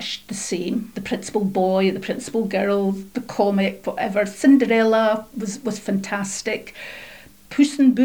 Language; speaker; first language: English; native; English